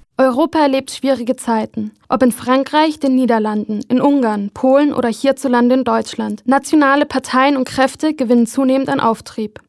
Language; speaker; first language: German; native; German